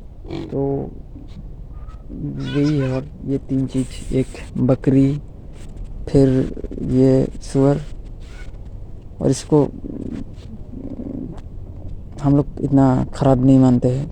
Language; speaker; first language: Hindi; non-native, local second language; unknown